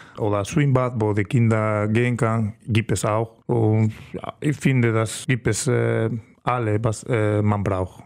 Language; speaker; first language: German; non-native, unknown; Spanish